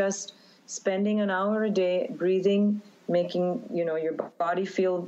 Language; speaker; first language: English; native; English